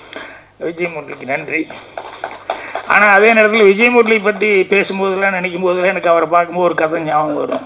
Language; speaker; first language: Tamil; native; Tamil